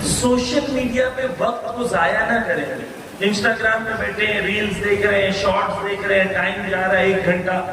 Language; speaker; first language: Urdu; native; Urdu